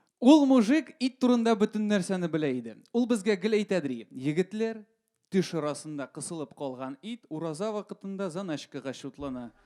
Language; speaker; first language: Tatar; non-native, local second language; Russian